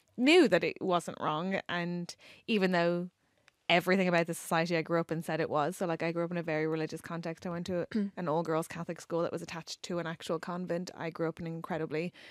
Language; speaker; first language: English; native; English